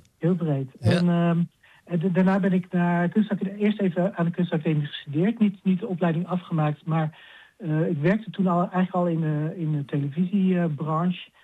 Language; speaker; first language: Dutch; native; Dutch